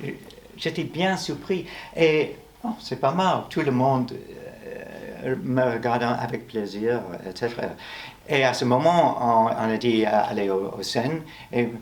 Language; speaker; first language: French; non-native, learner; English